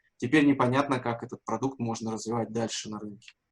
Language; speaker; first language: Russian; native; Russian